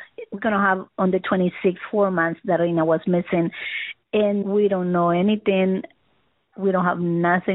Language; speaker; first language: English; non-native, learner; Spanish